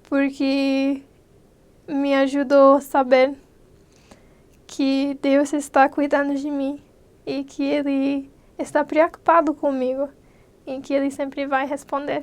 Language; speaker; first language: Portuguese; non-native, fluent; English